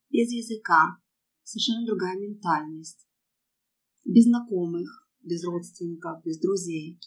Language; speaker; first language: Russian; native; Russian